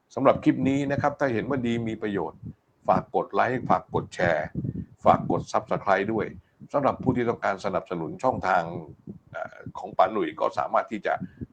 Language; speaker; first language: Thai; native; Thai